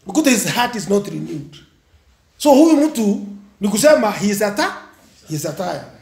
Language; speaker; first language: English; non-native, local second language; Swahili